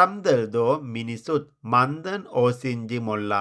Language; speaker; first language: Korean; non-native, fluent; Sinhala